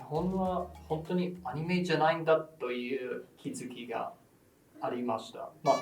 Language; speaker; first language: Japanese; non-native, fluent; English